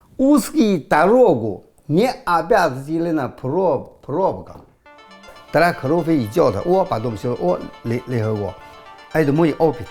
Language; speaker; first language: Russian; non-native, learner; Chinese